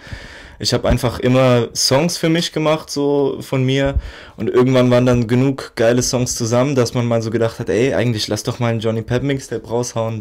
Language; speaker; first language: German; native; German